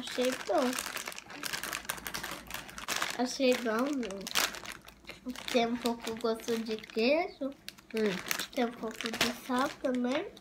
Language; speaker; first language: Portuguese; early bilingual, heritage; Portuguese